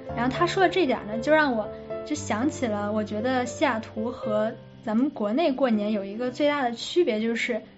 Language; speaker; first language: Chinese; native; Chinese